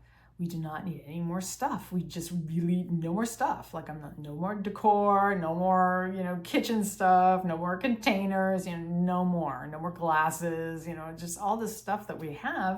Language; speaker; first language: English; native; English